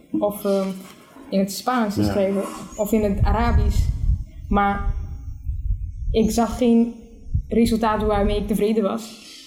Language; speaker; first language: Dutch; non-native, local second language; Spanish